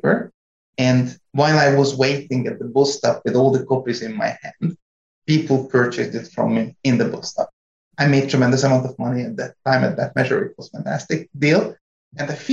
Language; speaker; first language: English; non-native, fluent; Hungarian